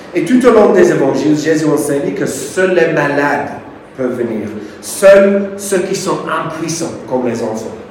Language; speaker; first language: French; non-native, fluent; English